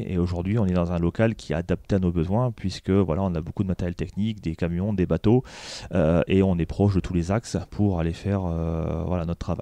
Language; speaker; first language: French; native; French